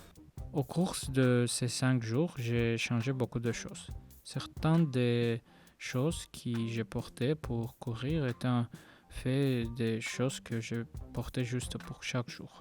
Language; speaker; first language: French; non-native, learner; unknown